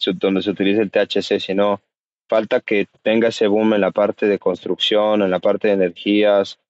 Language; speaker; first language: Spanish; native; Spanish